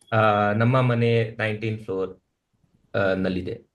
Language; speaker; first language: Kannada; non-native, learner; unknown